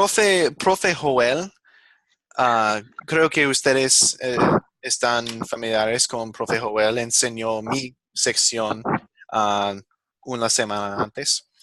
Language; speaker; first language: Spanish; non-native, fluent; English